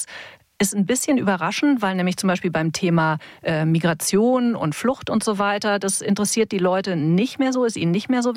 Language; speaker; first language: German; native; German